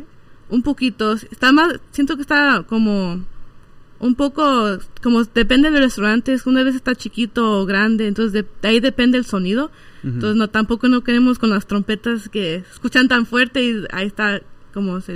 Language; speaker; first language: Spanish; early bilingual, heritage; Spanish